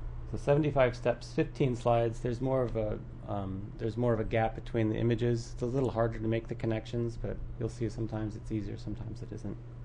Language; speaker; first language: English; native; English